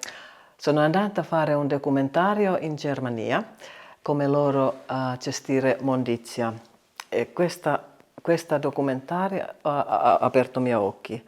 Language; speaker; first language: Italian; non-native, learner; Finnish